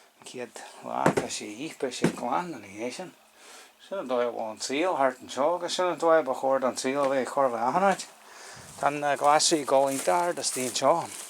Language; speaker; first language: Irish; native; Irish